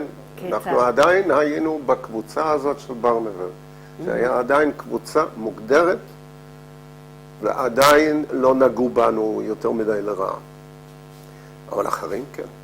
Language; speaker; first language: Hebrew; non-native, fluent; Dutch